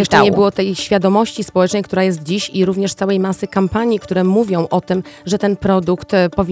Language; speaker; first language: Polish; native; Polish